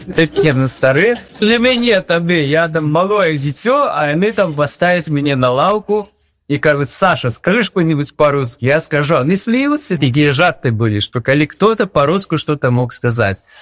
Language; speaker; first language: Belarusian; non-native, local second language; Russian